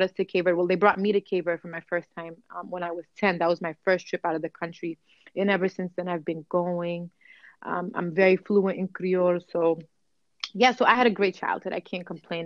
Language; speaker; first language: English; early bilingual, other home language; Kabuverdianu